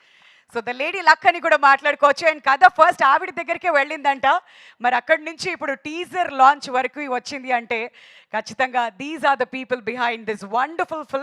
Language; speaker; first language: Telugu; native; Telugu